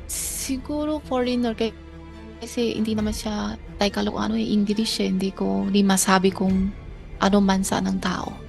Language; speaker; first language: Filipino; non-native, learner; Chinese